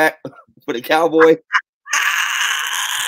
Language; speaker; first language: English; native; English